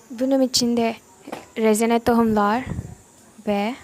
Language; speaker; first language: Turkish; non-native, learner; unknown